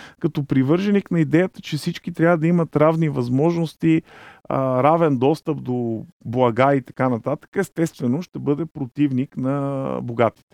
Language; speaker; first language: Bulgarian; native; Bulgarian